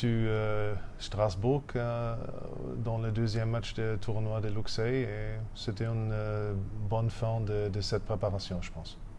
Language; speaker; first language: French; non-native, fluent; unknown